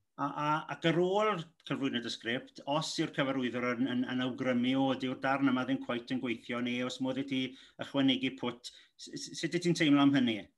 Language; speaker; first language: Welsh; native; Welsh